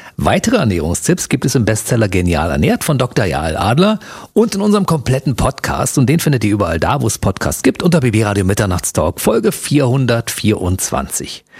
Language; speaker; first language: German; native; German